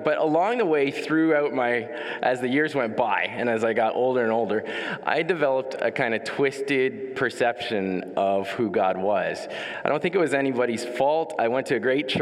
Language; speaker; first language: English; native; English